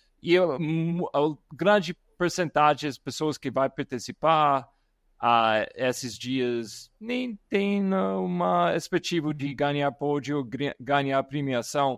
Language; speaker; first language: Portuguese; non-native, fluent; English